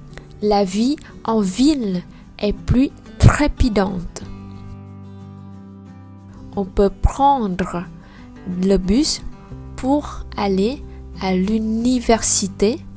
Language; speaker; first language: French; non-native, learner; Vietnamese